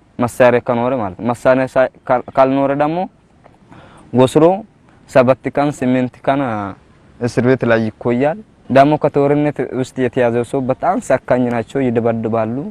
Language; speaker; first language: Amharic; non-native, local second language; Afar